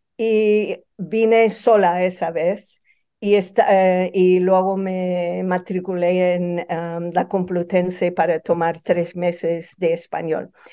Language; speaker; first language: Spanish; non-native, fluent; English